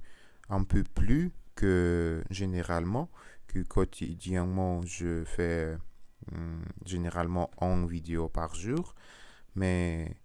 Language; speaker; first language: French; non-native, learner; Russian